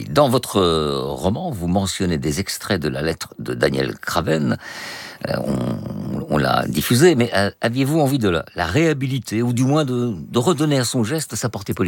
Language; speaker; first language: French; native; French